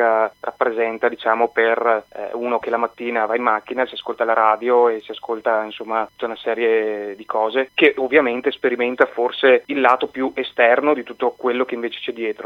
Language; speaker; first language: Italian; native; Italian